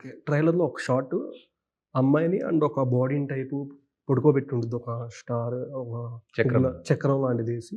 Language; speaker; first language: Telugu; native; Telugu